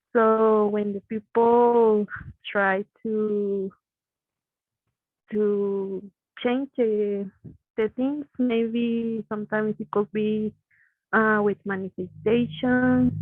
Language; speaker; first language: English; non-native, learner; Spanish